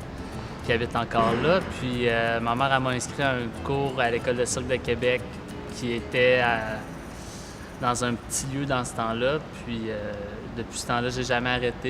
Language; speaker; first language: French; native; French